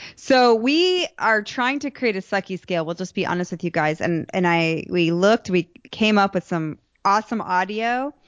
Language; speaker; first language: English; native; English